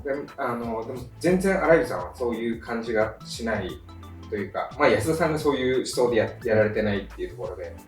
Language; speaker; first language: Japanese; native; Japanese